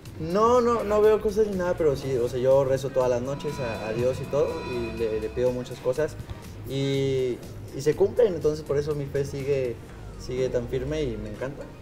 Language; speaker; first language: Spanish; native; Spanish